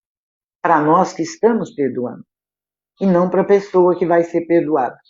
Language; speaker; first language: Portuguese; native; Portuguese